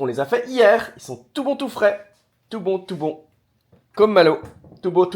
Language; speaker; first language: French; native; French